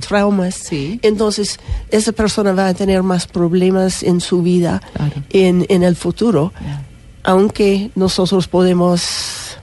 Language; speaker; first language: Spanish; non-native, learner; English